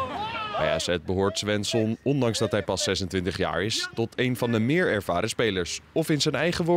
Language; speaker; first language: Dutch; native; Dutch